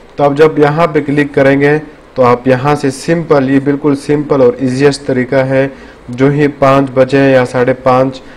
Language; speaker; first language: Urdu; native; Urdu